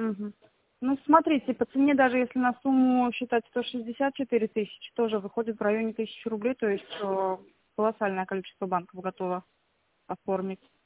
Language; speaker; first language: Russian; native; Russian